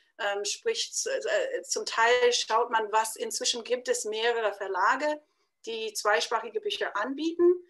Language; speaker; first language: German; non-native, fluent; English